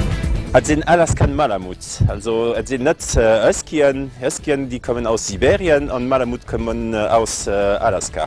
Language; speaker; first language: German; non-native, learner; French